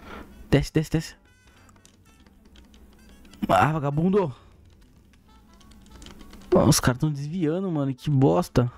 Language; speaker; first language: Portuguese; native; Portuguese